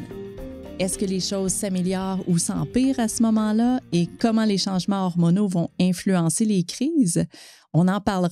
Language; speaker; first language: French; native; French